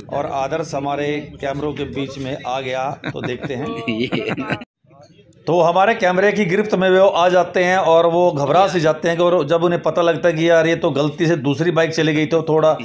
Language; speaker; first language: Hindi; native; Hindi